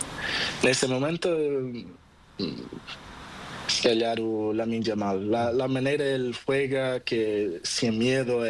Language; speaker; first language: Spanish; non-native, learner; Portuguese